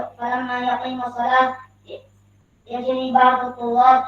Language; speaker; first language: Arabic; non-native, fluent; Indonesian